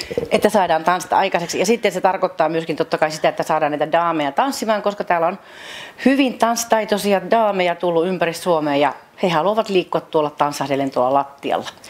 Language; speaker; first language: Finnish; native; Finnish